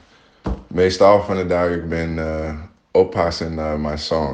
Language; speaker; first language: Dutch; non-native, learner; English